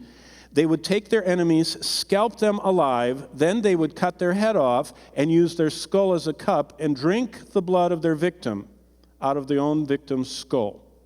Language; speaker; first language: English; native; English